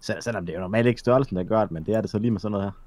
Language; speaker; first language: Danish; native; Danish